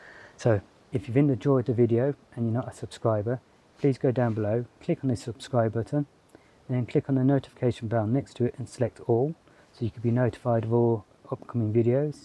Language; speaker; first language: English; native; English